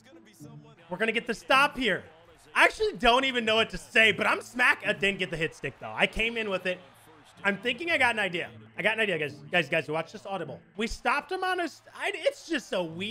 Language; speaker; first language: English; native; English